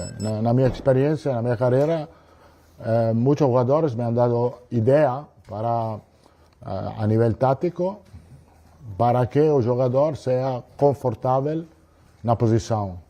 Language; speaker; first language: Spanish; non-native, learner; Italian